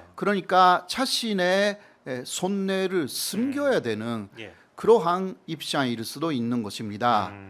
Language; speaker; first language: Korean; non-native, fluent; Japanese